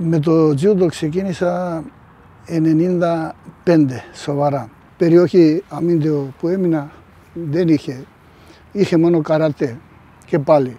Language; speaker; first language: Greek; non-native, fluent; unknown